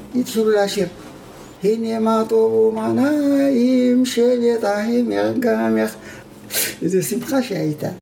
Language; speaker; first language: Hebrew; non-native, fluent; Amharic